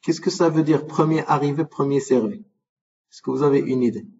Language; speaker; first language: French; non-native, local second language; Arabic